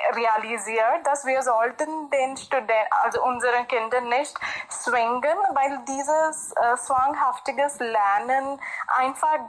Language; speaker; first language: German; non-native, fluent; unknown